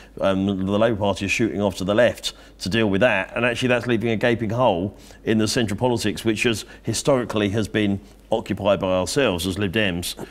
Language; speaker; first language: English; native; English